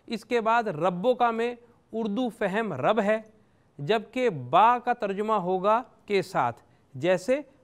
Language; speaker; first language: Urdu; native; Urdu